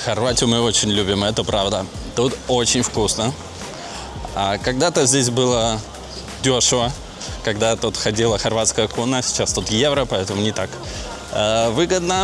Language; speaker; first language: Russian; native; Russian